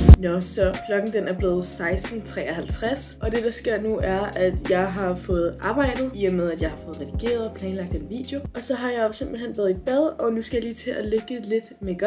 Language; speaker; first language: Danish; native; Danish